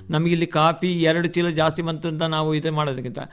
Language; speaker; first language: Kannada; native; Kannada